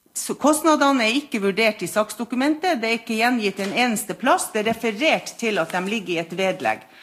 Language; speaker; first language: Norwegian; native; Norwegian